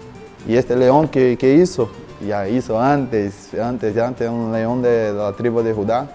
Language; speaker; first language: Spanish; non-native, learner; Portuguese